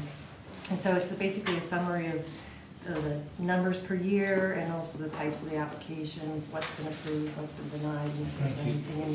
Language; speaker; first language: English; native; English